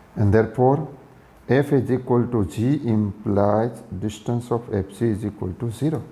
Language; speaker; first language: English; non-native, local second language; Gujarati